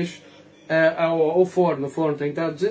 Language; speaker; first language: Portuguese; non-native, fluent; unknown